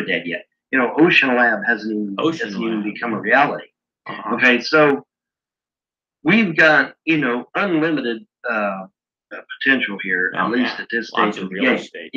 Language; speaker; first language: English; native; English